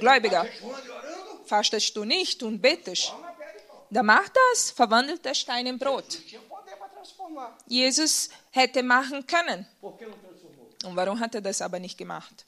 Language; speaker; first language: German; non-native, fluent; Portuguese